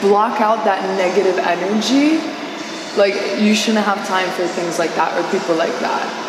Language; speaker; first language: English; early bilingual, other home language; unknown